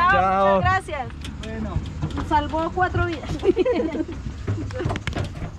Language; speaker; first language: Spanish; native; Spanish